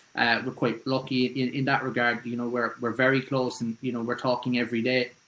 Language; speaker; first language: English; native; English